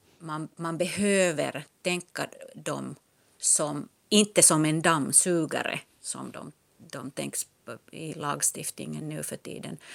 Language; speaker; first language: Swedish; non-native, local second language; Finnish